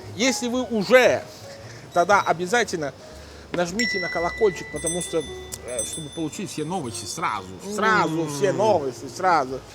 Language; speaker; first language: Russian; non-native, fluent; Italian